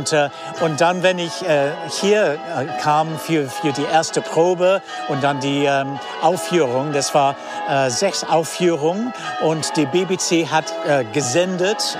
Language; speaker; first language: German; non-native, fluent; English